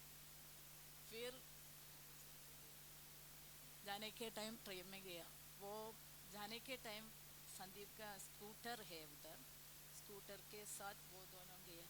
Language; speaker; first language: Hindi; non-native, local second language; Malayalam